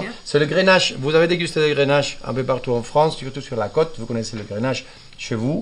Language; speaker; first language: French; non-native, fluent; Spanish